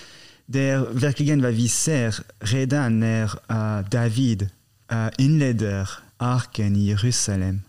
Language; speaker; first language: Swedish; non-native, fluent; French